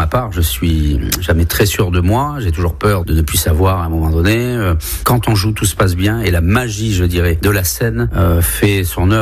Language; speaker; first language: French; early bilingual, other home language; Spanish